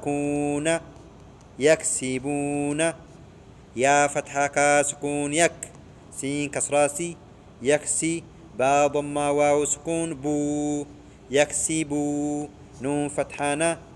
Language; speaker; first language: Arabic; non-native, fluent; Oromo